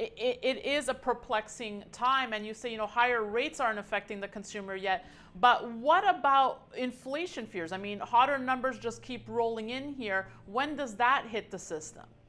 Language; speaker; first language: English; native; English